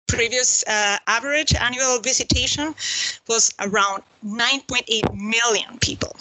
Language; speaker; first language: English; non-native, fluent; Spanish